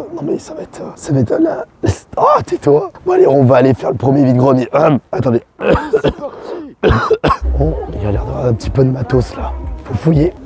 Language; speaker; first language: French; native; French